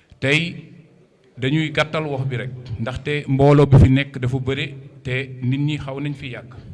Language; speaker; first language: Wolof; non-native, local second language; Fula